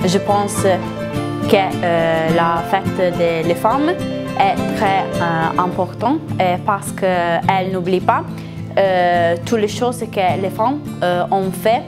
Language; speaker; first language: French; non-native, learner; Italian